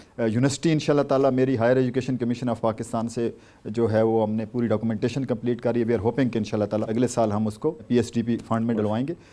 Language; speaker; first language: Urdu; non-native, local second language; Saraiki